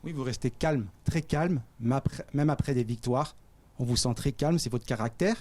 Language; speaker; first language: French; native; French